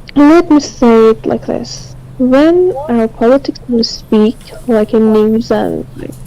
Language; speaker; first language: English; non-native, fluent; Persian